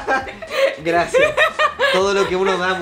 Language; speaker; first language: Spanish; native; Spanish